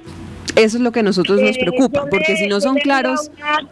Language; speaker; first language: Spanish; native; Spanish